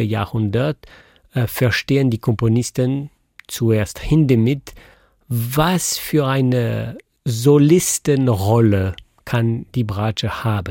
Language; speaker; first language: German; non-native, fluent; French